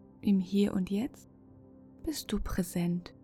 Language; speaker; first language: German; native; German